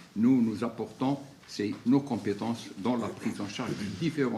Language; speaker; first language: French; non-native, local second language; Arabic